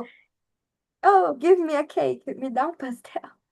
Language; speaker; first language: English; non-native, fluent; Portuguese